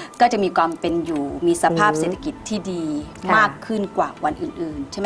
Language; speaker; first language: Thai; native; Thai